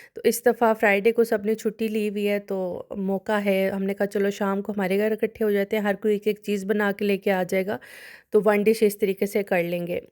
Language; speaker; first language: Urdu; non-native, local second language; Punjabi